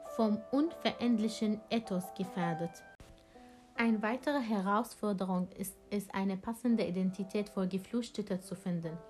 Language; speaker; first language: German; non-native, fluent; Arabic